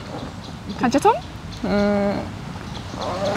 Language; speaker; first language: Kyrgyz; non-native, learner; Japanese